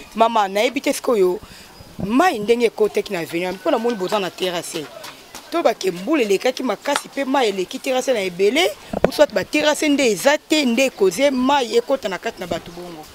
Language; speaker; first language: Lingala; native; Lingala